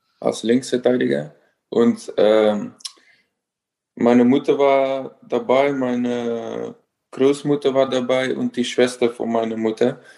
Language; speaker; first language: German; non-native, fluent; Dutch